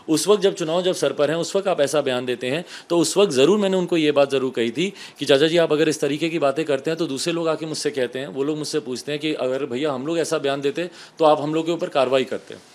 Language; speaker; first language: Hindi; native; Hindi